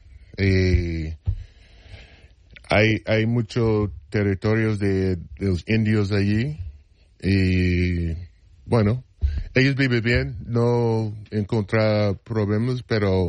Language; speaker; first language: Spanish; non-native, fluent; English